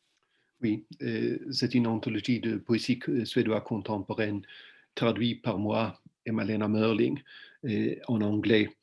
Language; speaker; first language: French; non-native, fluent; Swedish